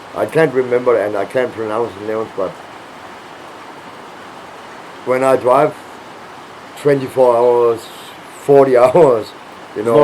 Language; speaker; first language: English; non-native, fluent; Danish